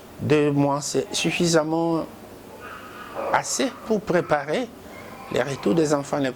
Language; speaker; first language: French; non-native, local second language; Lingala